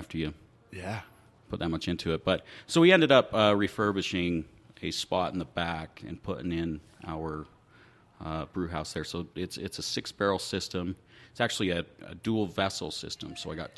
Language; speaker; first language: English; native; English